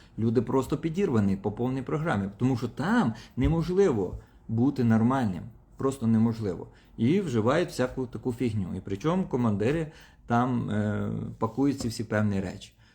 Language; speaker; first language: Ukrainian; non-native, local second language; Russian